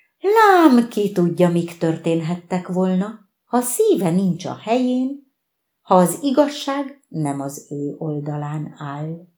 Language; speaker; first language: Hungarian; native; Hungarian